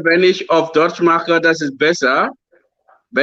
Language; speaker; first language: German; non-native, fluent; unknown